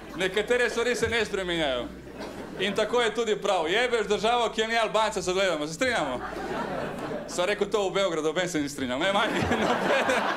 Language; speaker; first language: Slovenian; early bilingual, other home language; Serbian